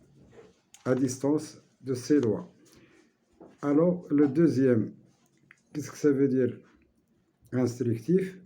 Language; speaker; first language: French; non-native, local second language; Arabic